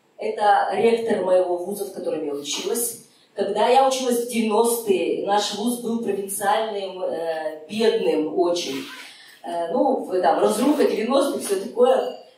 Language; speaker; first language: Russian; native; Russian